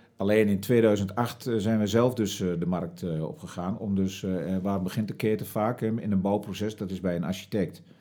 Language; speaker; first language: Dutch; native; Dutch